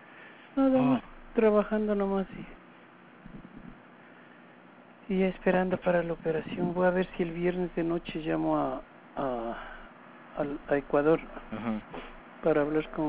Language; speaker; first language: Spanish; native; Spanish